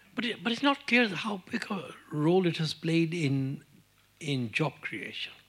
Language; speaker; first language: English; non-native, local second language; Urdu